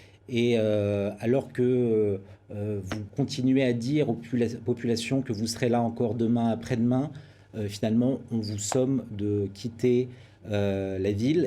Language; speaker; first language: French; native; French